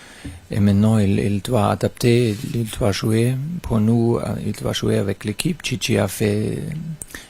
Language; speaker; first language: French; non-native, fluent; German